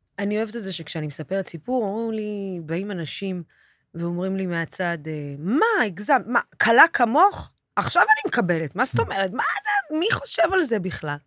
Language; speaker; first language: Hebrew; non-native, local second language; Arabic